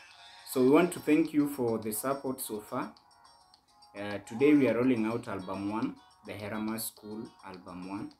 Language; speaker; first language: English; non-native, local second language; Luo (Kenya and Tanzania)